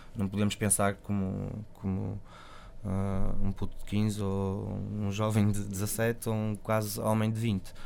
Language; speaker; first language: Portuguese; native; Portuguese